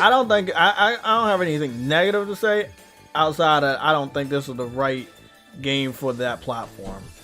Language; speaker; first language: English; native; English